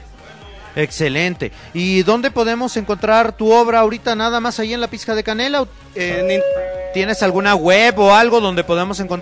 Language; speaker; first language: Spanish; native; Spanish